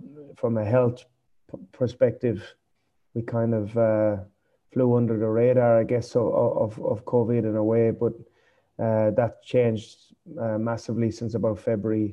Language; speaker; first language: English; native; English